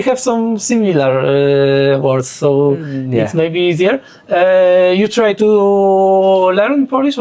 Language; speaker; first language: English; non-native, learner; Polish